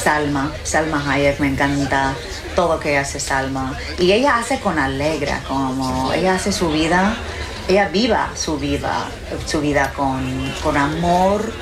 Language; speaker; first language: Spanish; early bilingual, heritage; English